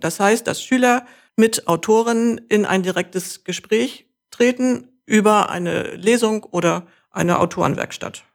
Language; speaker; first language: German; native; German